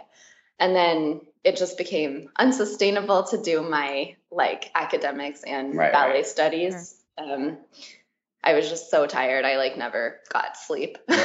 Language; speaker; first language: English; native; English